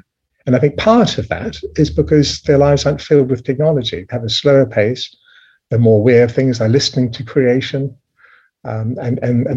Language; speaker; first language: English; native; English